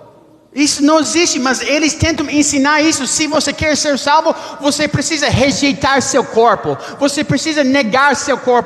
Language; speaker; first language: Portuguese; non-native, learner; English